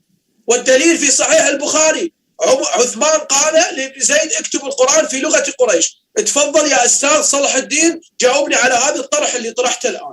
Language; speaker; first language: Arabic; native; Arabic